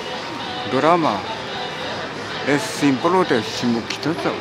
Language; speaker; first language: Spanish; non-native, learner; Japanese